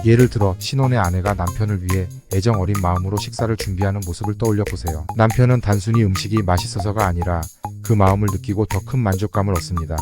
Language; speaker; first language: Korean; native; Korean